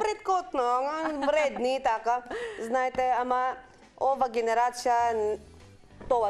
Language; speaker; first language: Macedonian; non-native, learner; Filipino